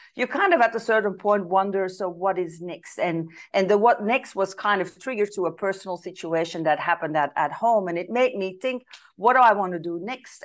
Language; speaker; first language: English; non-native, fluent; Dutch